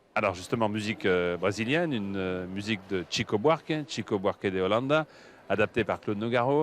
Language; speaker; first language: French; native; French